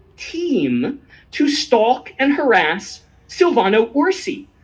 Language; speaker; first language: English; native; English